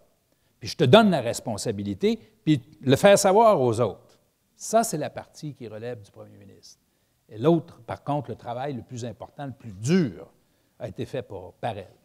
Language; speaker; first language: French; native; French